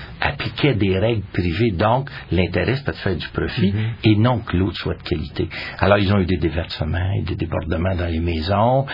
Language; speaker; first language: French; native; French